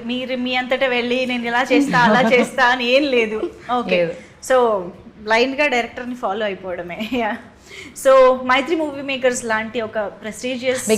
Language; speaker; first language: Telugu; native; Telugu